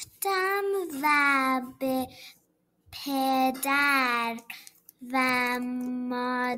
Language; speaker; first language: Persian; early bilingual, heritage; Persian